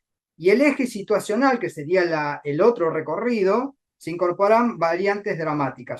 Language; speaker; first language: Spanish; native; Spanish